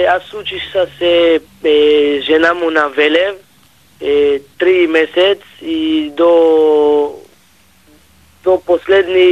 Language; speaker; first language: Bulgarian; non-native, learner; Hebrew